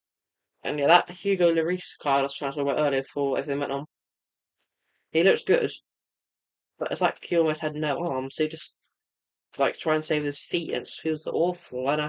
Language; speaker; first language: English; native; English